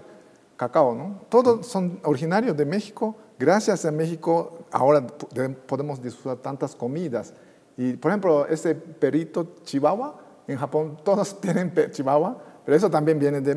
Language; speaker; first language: Spanish; non-native, fluent; Japanese